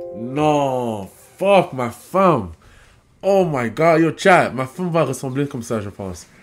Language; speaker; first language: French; non-native, fluent; English